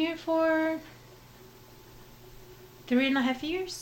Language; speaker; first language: English; non-native, fluent; Portuguese